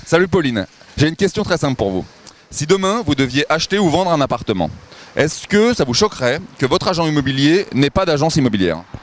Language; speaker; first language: French; native; French